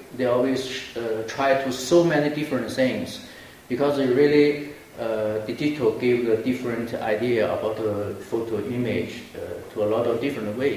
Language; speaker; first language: English; non-native, fluent; Chinese